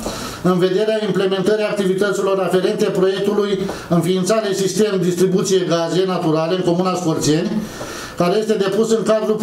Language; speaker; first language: Romanian; native; Romanian